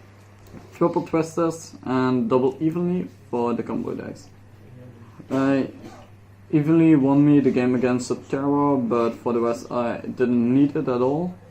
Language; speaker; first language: English; non-native, fluent; Dutch